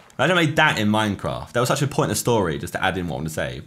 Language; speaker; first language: English; native; English